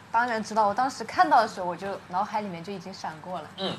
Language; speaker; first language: Chinese; native; Chinese